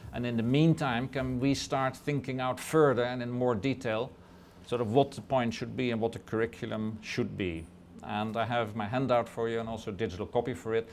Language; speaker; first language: English; non-native, fluent; Dutch